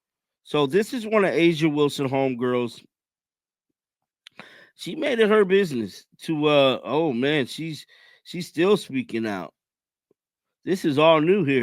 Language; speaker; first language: English; native; English